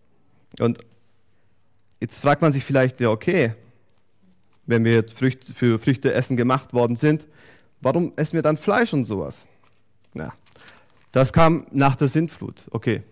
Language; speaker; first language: German; native; German